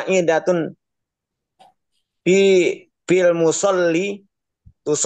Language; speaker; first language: Arabic; non-native, learner; Indonesian